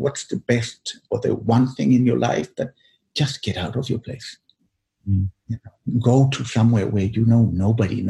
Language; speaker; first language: English; non-native, fluent; Spanish